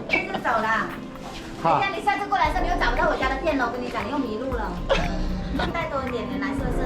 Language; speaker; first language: Chinese; native; Chinese